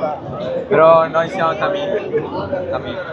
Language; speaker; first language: Italian; non-native, learner; Tamil